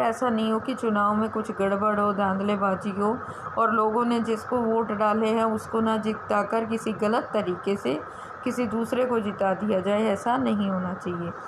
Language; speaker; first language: Hindi; native; Hindi